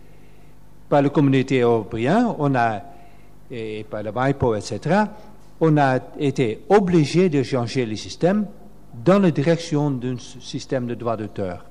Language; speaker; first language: French; non-native, fluent; Dutch